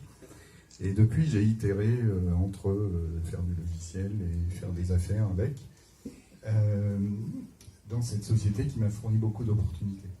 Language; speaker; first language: French; native; French